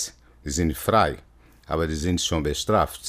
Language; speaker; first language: German; non-native, fluent; Portuguese